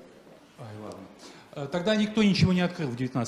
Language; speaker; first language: Russian; native; Russian